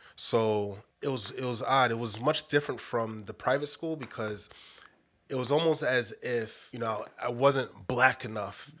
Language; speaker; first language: English; native; English